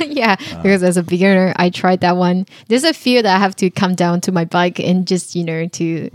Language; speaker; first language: English; non-native, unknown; Chinese